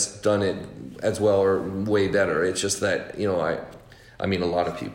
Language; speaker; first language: English; native; English